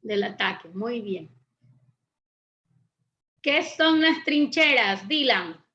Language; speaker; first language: Spanish; native; Spanish